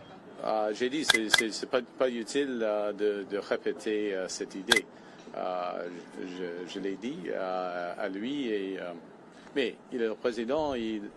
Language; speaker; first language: French; non-native, fluent; English